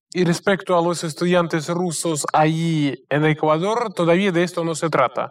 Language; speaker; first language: Spanish; non-native, fluent; Russian